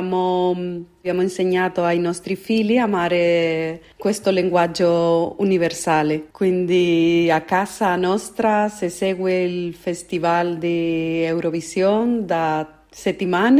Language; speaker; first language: Italian; non-native, fluent; Spanish